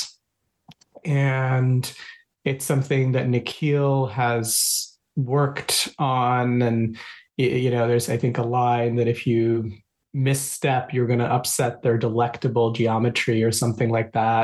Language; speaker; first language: English; non-native, local second language; Bangla